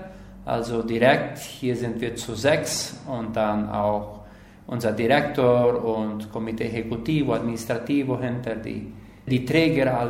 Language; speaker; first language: German; non-native, learner; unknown